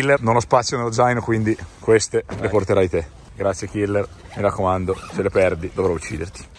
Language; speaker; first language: Italian; native; Italian